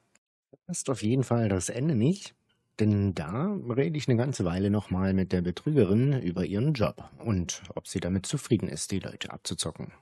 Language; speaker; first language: German; native; German